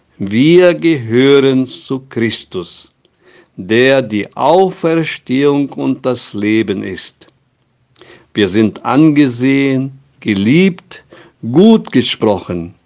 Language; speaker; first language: German; non-native, fluent; Portuguese